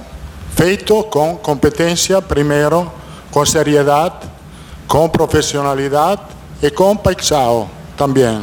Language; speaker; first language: Portuguese; non-native, fluent; Italian